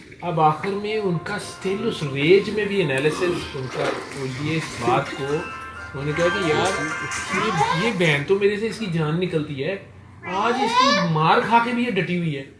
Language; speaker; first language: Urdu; non-native, local second language; Punjabi